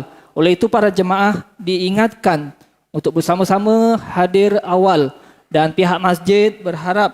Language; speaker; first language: Malay; native; Malay